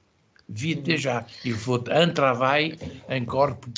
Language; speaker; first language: French; non-native, fluent; Portuguese